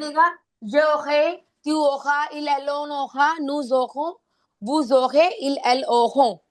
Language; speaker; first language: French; non-native, fluent; Punjabi